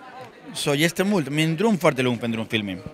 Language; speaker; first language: Romanian; non-native, learner; Spanish